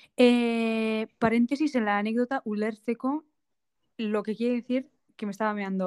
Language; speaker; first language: Spanish; non-native, local second language; Basque